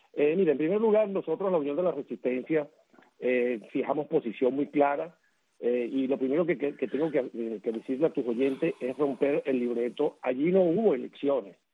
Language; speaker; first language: Spanish; native; Spanish